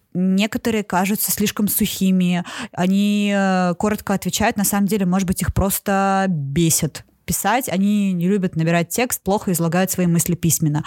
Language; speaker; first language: Russian; native; Russian